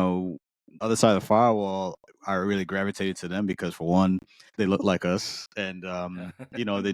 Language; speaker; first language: English; native; English